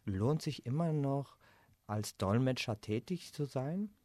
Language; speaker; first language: German; non-native, fluent; Spanish